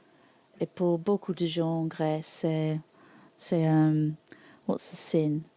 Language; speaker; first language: French; non-native, learner; English